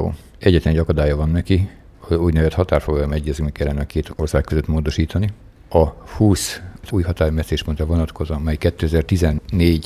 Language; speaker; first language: Hungarian; native; Hungarian